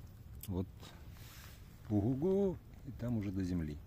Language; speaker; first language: Russian; native; Russian